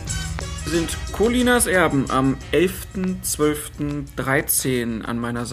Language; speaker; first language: German; native; German